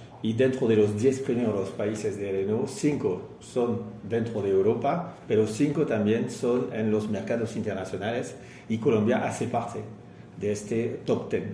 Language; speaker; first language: Spanish; non-native, fluent; French